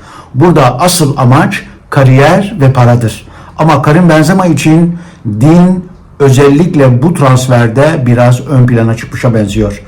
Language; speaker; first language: Turkish; native; Turkish